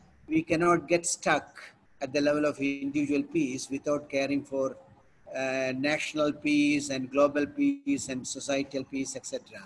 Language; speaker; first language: English; non-native, local second language; Hindi